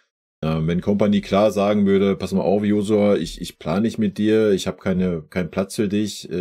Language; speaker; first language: German; native; German